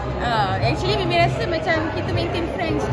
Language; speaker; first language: Malay; native; Malay